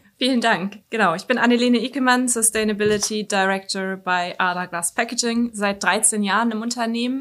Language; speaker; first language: German; native; German